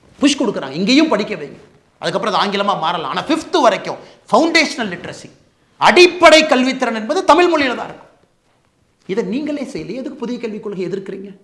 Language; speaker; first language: Tamil; native; Tamil